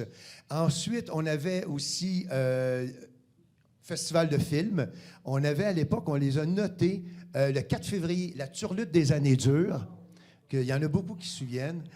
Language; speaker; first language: French; native; French